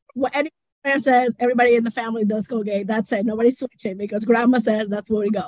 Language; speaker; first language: English; non-native, fluent; Spanish